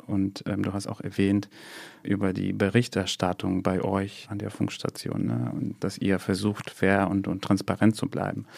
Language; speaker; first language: German; non-native, fluent; Russian